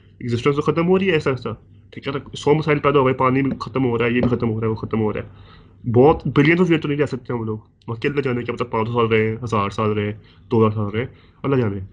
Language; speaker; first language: Urdu; native; Urdu